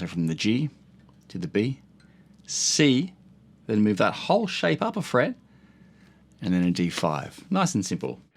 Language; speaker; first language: English; native; English